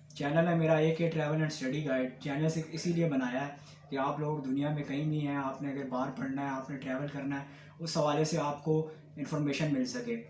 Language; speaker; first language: Urdu; non-native, local second language; Punjabi